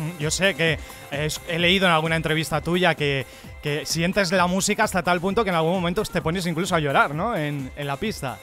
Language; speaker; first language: Spanish; native; Spanish